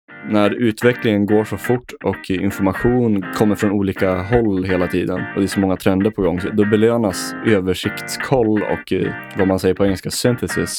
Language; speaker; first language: Swedish; native; Swedish